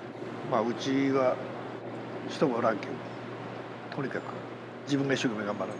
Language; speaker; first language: Japanese; native; Japanese